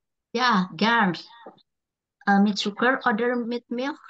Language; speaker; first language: German; non-native, learner; Indonesian